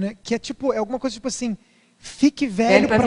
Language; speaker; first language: Portuguese; native; Portuguese